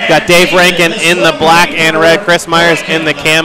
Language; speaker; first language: English; native; English